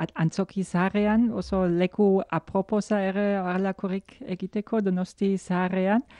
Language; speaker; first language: Basque; non-native, fluent; German